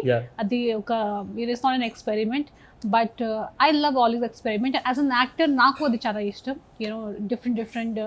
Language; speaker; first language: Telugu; non-native, fluent; Hindi